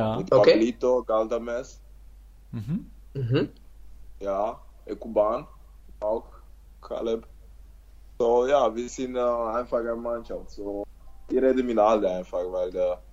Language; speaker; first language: German; non-native, learner; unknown